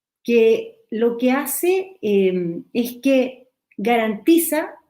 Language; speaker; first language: Spanish; native; Spanish